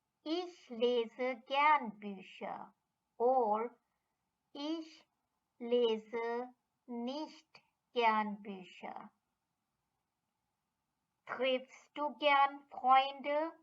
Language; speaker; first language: German; non-native, fluent; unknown